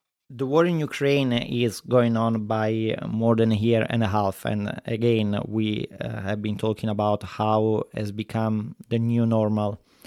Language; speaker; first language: English; non-native, fluent; Italian